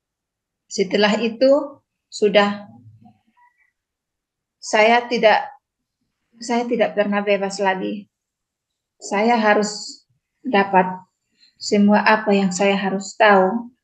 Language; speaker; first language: Indonesian; non-native, local second language; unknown